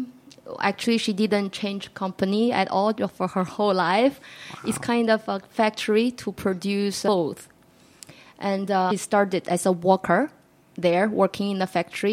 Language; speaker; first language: English; non-native, fluent; Chinese